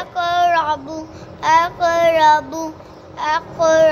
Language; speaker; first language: Arabic; non-native, learner; Urdu